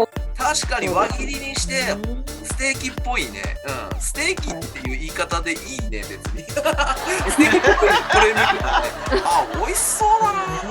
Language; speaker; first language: Japanese; native; Japanese